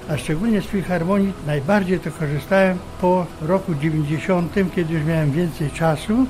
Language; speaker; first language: Polish; native; Polish